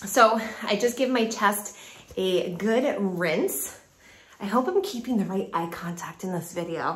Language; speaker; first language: English; native; English